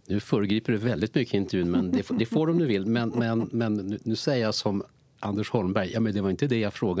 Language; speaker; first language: Swedish; native; Swedish